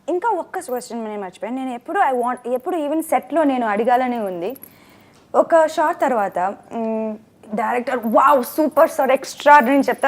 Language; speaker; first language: Telugu; non-native, fluent; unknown